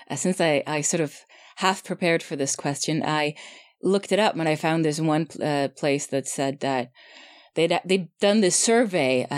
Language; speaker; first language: English; non-native, fluent; Swedish